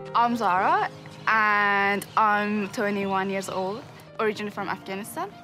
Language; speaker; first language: English; non-native, fluent; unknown